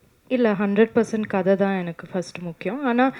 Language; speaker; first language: Tamil; non-native, local second language; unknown